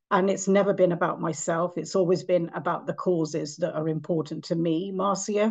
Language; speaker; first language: English; native; English